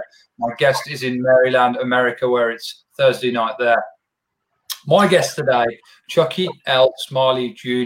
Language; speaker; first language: English; native; English